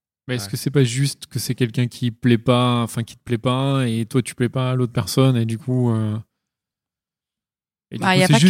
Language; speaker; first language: French; native; French